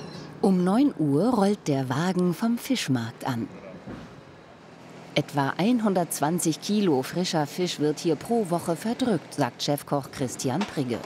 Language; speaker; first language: German; native; German